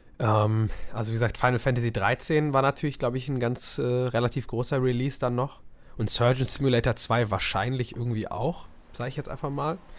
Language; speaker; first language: German; native; German